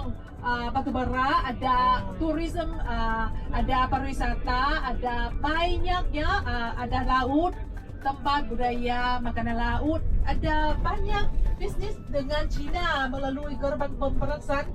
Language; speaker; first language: Indonesian; non-native, fluent; Vietnamese